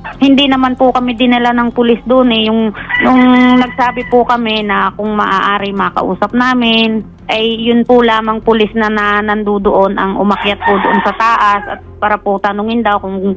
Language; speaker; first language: Filipino; native; Filipino